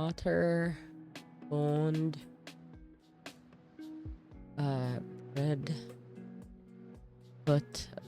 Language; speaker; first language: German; non-native, learner; English